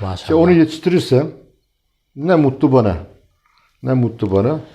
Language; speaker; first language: Turkish; native; Turkish